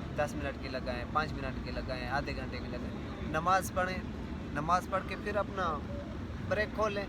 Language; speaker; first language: Urdu; non-native, local second language; Saraiki